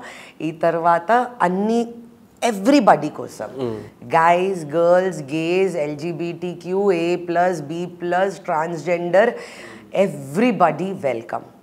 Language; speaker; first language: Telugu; non-native, learner; Hindi